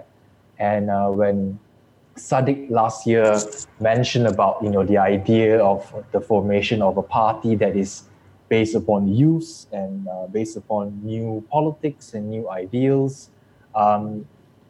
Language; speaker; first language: English; non-native, local second language; Chinese